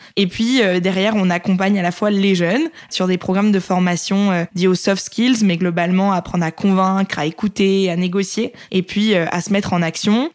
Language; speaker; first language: French; native; French